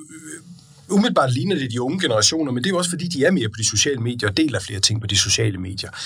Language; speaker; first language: Danish; native; Danish